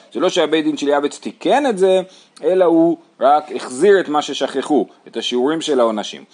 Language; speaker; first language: Hebrew; native; Hebrew